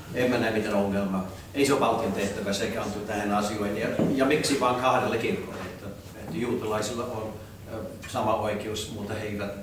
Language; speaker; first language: Finnish; non-native, fluent; English